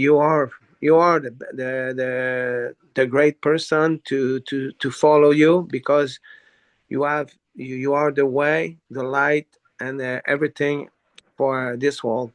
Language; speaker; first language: English; non-native, learner; French